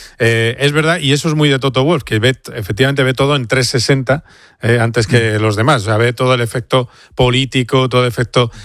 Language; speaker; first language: Spanish; native; Spanish